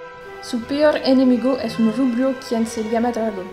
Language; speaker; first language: Spanish; non-native, learner; French